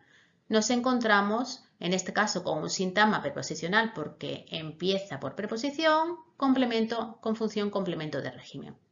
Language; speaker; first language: Spanish; native; Spanish